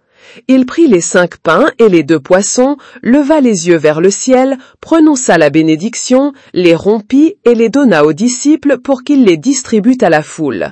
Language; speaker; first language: French; native; French